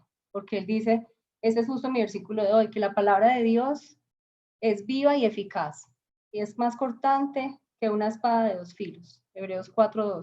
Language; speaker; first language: Spanish; native; Spanish